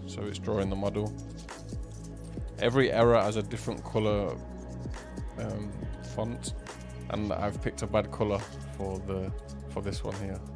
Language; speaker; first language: English; native; English